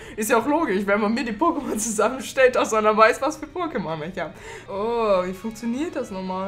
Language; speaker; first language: German; native; German